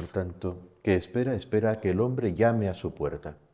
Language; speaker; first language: Spanish; native; Spanish